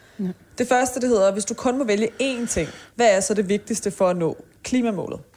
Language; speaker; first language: Danish; early bilingual, other home language; Persian